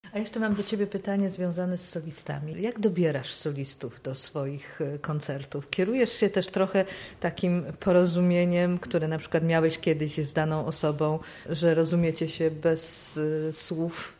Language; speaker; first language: Polish; native; Polish